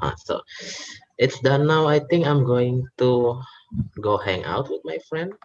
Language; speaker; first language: English; non-native, fluent; Indonesian